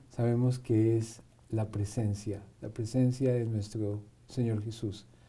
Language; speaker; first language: Spanish; native; Spanish